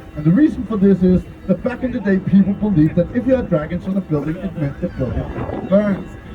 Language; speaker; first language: English; non-native, fluent; Danish